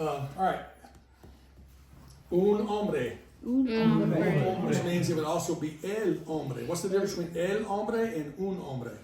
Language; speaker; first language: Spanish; non-native, fluent; English